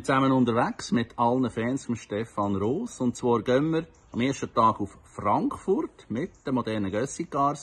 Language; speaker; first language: German; native; German